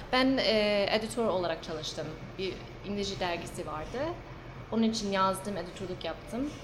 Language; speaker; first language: Turkish; early bilingual, heritage; English